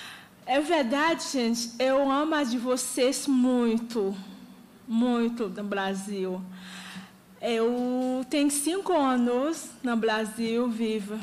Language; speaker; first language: Portuguese; non-native, learner; Haitian Creole